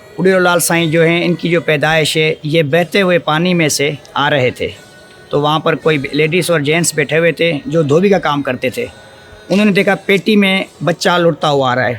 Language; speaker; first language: Urdu; non-native, local second language; Sindhi